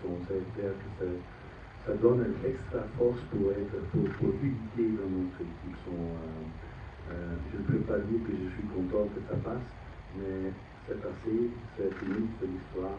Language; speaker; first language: French; non-native, fluent; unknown